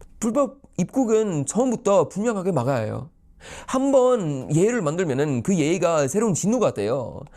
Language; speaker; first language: Korean; non-native, fluent; Swedish